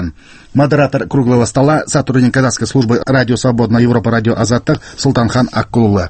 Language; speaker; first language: Russian; non-native, local second language; Kazakh